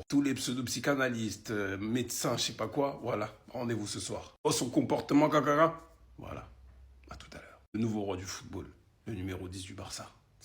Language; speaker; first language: French; native; French